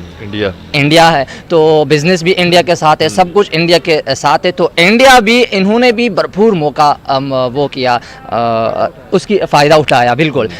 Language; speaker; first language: Hindi; non-native, local second language; Pashto